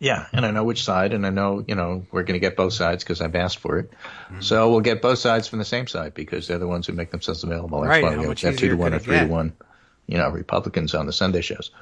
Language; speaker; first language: English; native; English